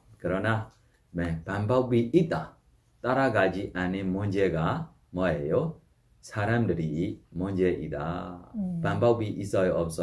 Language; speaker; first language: Korean; non-native, fluent; Burmese